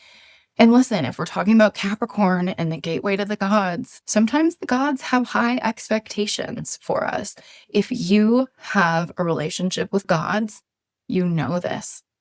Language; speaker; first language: English; native; English